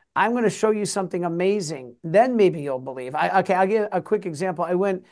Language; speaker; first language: English; native; English